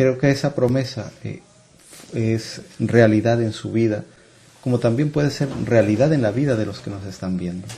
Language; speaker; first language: Spanish; native; Spanish